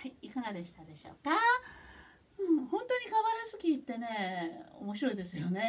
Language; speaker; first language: Japanese; native; Japanese